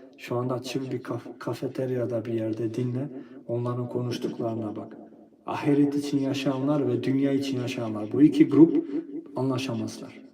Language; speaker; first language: Turkish; non-native, fluent; Albanian